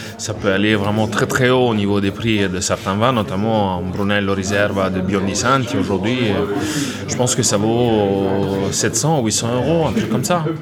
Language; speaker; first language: French; non-native, fluent; Italian